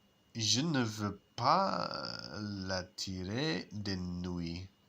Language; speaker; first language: French; non-native, learner; English